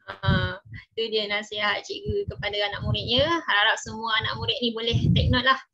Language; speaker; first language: Malay; native; Malay